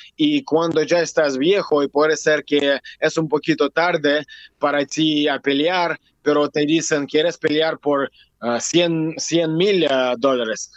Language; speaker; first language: Spanish; non-native, learner; Russian